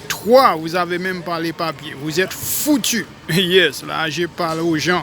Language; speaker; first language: French; non-native, local second language; Haitian Creole